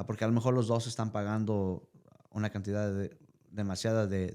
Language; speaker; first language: Spanish; early bilingual, heritage; Spanish